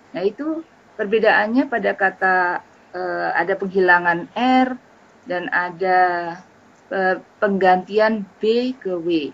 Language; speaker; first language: Indonesian; native; Indonesian